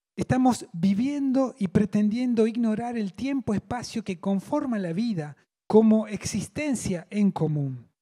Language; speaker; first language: Spanish; native; Spanish